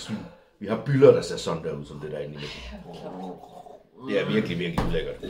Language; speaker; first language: Danish; native; Danish